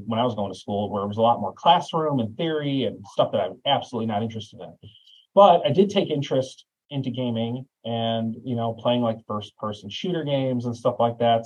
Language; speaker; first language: English; native; English